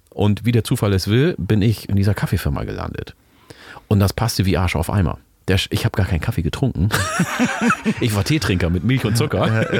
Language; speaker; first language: German; early bilingual, other home language; Oromo